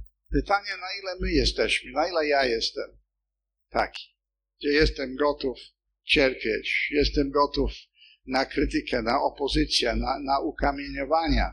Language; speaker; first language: Polish; non-native, fluent; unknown